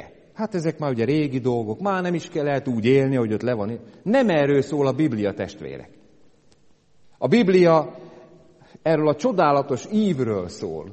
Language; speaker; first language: Hungarian; native; Hungarian